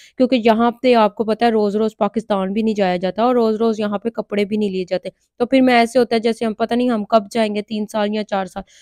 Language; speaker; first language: Urdu; non-native, local second language; Punjabi